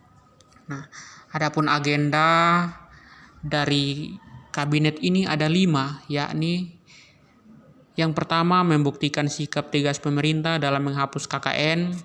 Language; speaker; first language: Indonesian; native; Indonesian